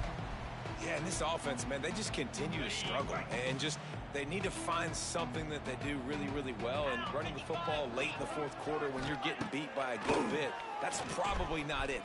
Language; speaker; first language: English; native; English